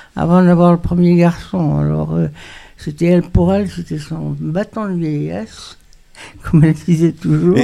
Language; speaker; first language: French; native; French